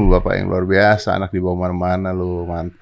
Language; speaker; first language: Indonesian; native; Indonesian